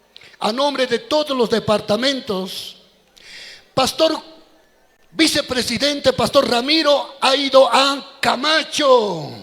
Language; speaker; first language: Spanish; native; Spanish